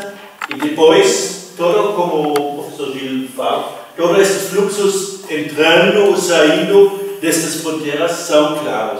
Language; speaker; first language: Portuguese; non-native, fluent; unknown